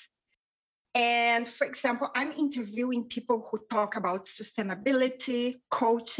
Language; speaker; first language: English; non-native, fluent; Portuguese